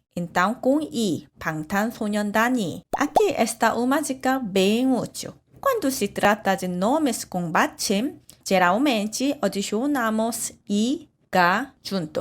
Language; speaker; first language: Portuguese; non-native, fluent; Korean